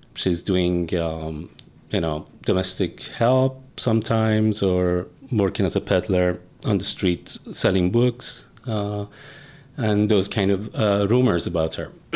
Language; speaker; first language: English; non-native, fluent; Persian